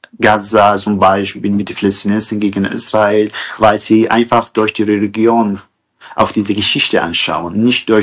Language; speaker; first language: German; non-native, learner; Kurdish